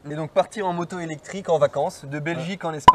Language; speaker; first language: French; native; French